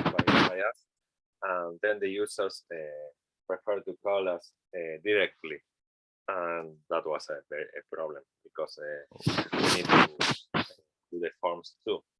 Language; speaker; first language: English; non-native, learner; Spanish